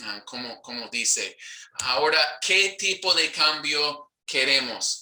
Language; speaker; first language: Spanish; non-native, fluent; English